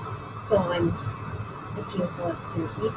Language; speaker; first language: English; non-native, learner; Japanese